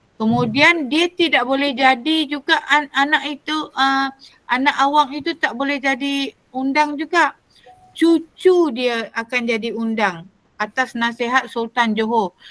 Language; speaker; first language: Malay; native; Malay